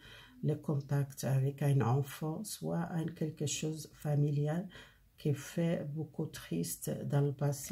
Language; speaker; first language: French; non-native, learner; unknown